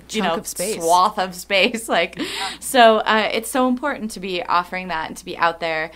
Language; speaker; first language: English; native; English